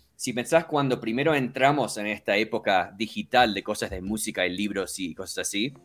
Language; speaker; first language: Spanish; early bilingual, heritage; Spanish